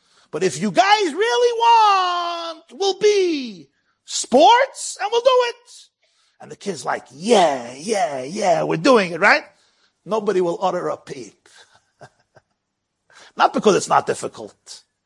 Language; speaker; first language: English; native; English